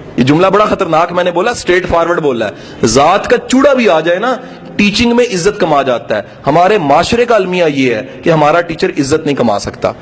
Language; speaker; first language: Urdu; non-native, local second language; Punjabi